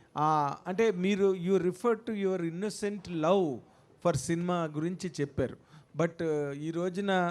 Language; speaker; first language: Telugu; native; Telugu